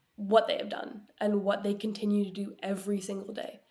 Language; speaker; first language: English; early bilingual, other home language; Ukrainian